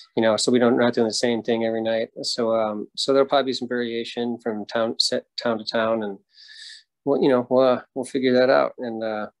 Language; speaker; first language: English; native; English